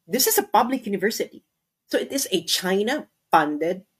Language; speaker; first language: English; non-native, local second language; Filipino